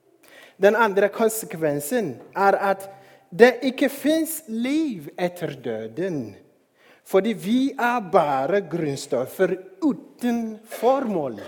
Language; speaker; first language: Norwegian; non-native, fluent; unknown